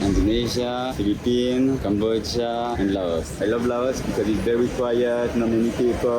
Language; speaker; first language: English; non-native, learner; French